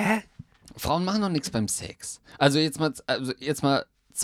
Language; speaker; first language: German; native; German